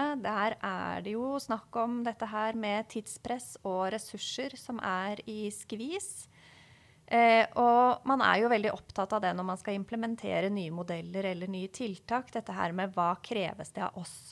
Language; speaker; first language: Norwegian; native; Norwegian